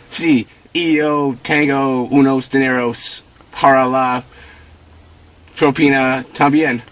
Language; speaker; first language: Spanish; non-native, learner; English